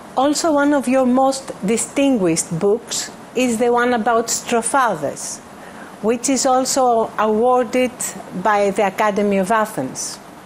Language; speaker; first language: English; non-native, fluent; Greek